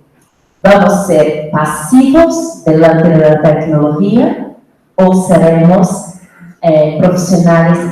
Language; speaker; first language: Spanish; non-native, fluent; Portuguese